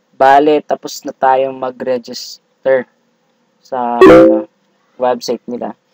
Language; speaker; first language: Filipino; non-native, local second language; Cebuano